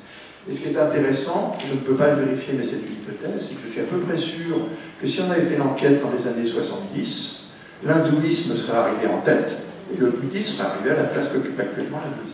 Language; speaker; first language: French; native; French